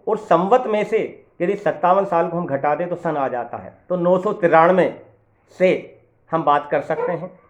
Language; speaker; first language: Hindi; native; Hindi